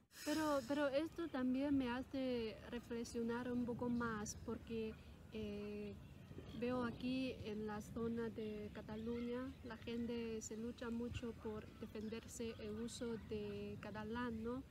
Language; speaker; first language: Spanish; non-native, fluent; Cantonese